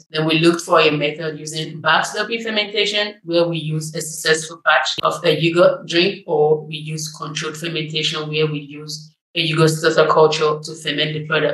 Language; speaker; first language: English; non-native, local second language; Igbo